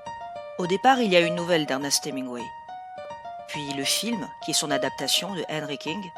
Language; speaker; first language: French; native; French